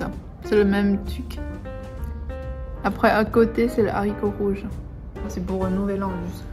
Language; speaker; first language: French; non-native, learner; Chinese